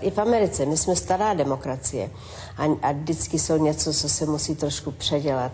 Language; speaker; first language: Czech; early bilingual, heritage; Czech